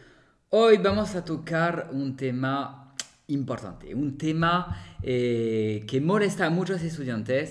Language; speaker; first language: Spanish; non-native, fluent; French